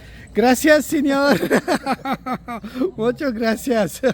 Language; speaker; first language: Spanish; non-native, learner; Tamil